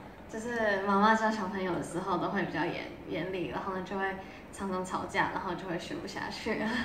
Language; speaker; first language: Chinese; early bilingual, heritage; Chinese